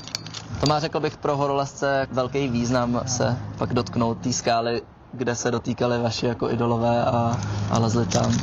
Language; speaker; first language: Czech; native; Czech